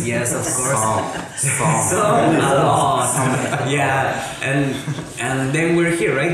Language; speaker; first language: English; non-native, local second language; Spanish